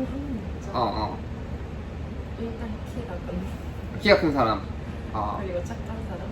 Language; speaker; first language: Korean; non-native, learner; Japanese